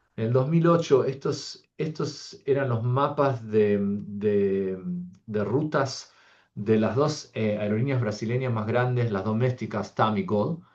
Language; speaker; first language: Spanish; early bilingual, heritage; Spanish